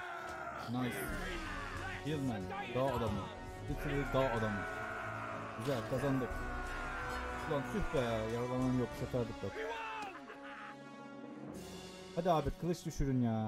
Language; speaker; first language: Turkish; native; Turkish